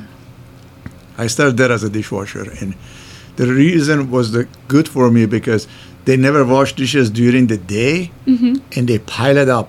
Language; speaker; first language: English; non-native, fluent; Persian